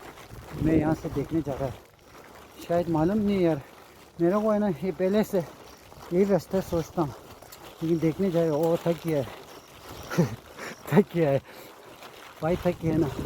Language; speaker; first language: Hindi; non-native, local second language; Tibetan